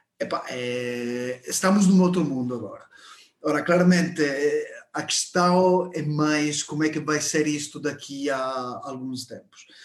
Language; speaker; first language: Portuguese; non-native, fluent; Italian